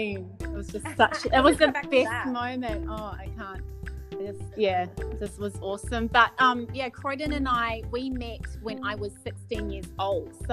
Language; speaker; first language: English; native; English